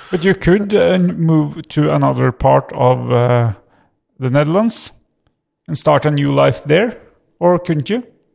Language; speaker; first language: English; non-native, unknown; Norwegian